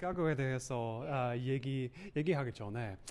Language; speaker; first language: Korean; non-native, learner; English